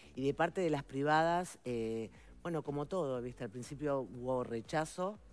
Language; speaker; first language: Spanish; native; Spanish